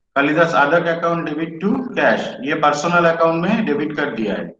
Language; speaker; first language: Hindi; non-native, local second language; Bangla